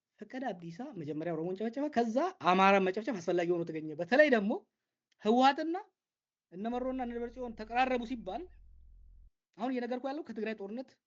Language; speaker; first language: Amharic; non-native, local second language; Oromo